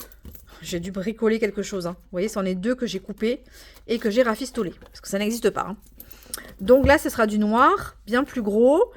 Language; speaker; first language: French; native; French